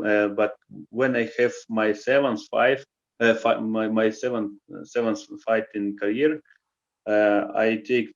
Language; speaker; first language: English; non-native, learner; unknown